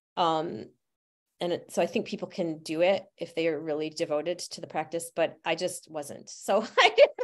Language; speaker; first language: English; native; English